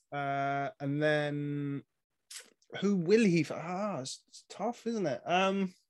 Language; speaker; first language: English; native; English